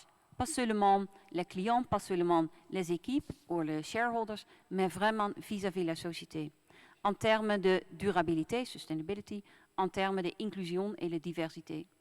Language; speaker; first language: French; non-native, fluent; Dutch